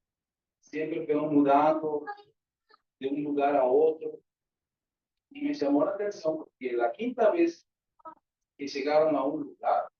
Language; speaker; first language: Portuguese; non-native, learner; Spanish